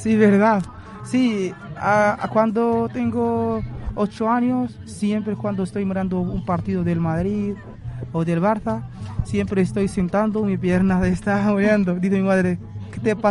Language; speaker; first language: Spanish; non-native, learner; Arabic